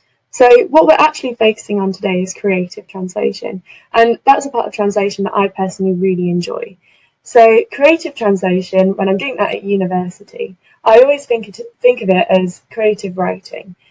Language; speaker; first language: English; native; English